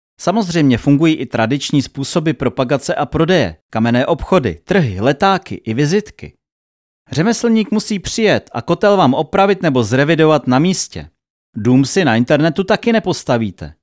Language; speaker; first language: Czech; native; Czech